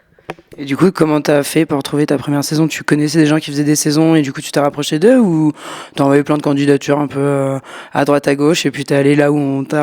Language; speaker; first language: French; native; French